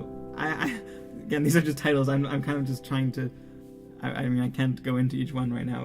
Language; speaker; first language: English; native; English